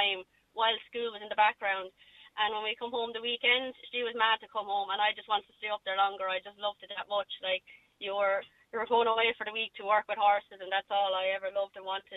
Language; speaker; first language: English; native; English